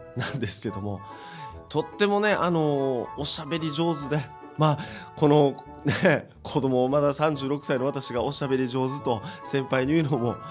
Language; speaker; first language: Japanese; native; Japanese